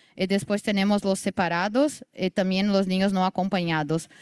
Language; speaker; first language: Spanish; non-native, learner; Portuguese